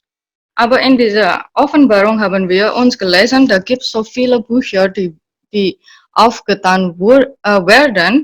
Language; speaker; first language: German; non-native, learner; Indonesian